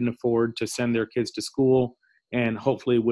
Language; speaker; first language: English; native; English